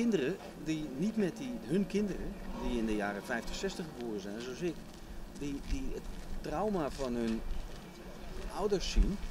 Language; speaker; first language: Dutch; native; Dutch